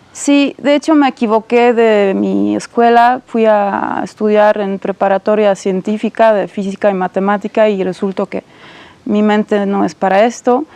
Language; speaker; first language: Spanish; non-native, fluent; Polish